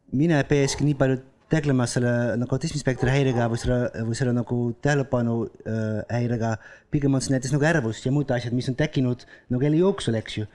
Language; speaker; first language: Estonian; non-native, fluent; Dutch